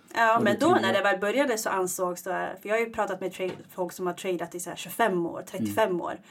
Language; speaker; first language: Swedish; early bilingual, other home language; Tigrinya